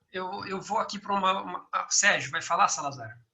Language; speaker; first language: Portuguese; native; Portuguese